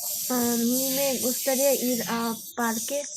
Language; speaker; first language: Spanish; non-native, learner; Bangla